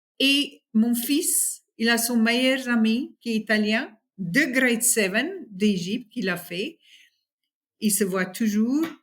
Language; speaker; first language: French; non-native, fluent; Afrikaans